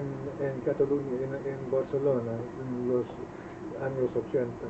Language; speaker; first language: Spanish; non-native, fluent; Welsh